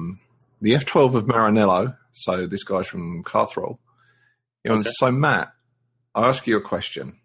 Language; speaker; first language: English; native; English